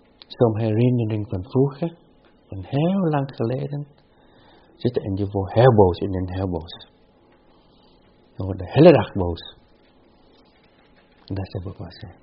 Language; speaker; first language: Dutch; non-native, fluent; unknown